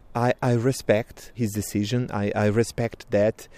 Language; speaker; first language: English; non-native, fluent; Portuguese